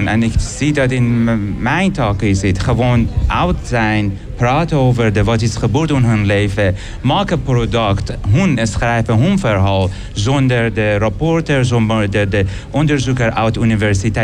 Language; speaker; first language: Dutch; non-native, learner; Persian